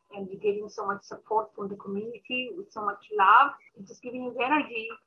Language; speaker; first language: English; early bilingual, other home language; Amharic